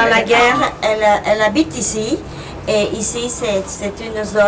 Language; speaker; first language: French; non-native, fluent; Vietnamese